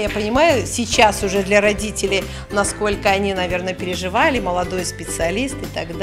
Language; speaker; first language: Russian; native; Russian